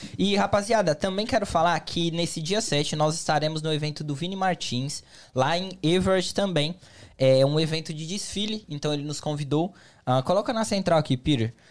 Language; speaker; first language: Portuguese; native; Portuguese